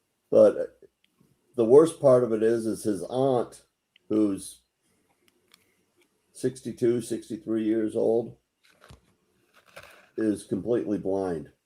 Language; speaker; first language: English; native; English